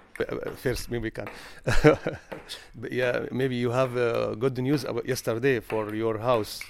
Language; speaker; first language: English; non-native, fluent; Arabic